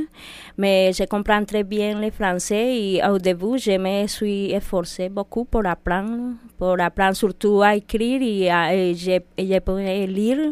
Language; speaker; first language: French; non-native, fluent; Spanish